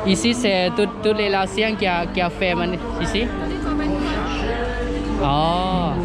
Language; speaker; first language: French; non-native, learner; Lao